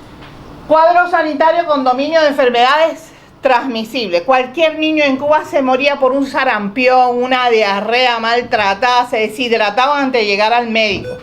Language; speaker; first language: Spanish; native; Spanish